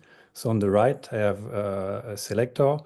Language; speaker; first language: English; non-native, fluent; French